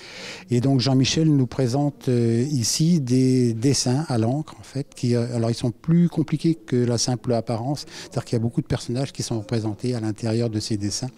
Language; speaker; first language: French; native; French